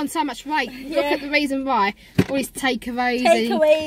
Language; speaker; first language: English; native; English